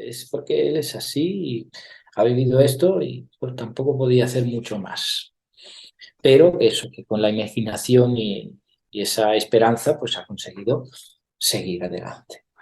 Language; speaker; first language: Spanish; non-native, fluent; Italian